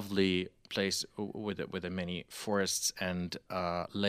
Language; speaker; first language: English; non-native, fluent; Russian